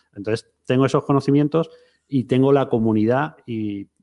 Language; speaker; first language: Spanish; native; Spanish